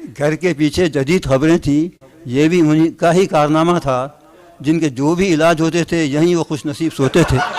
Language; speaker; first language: Urdu; native; Urdu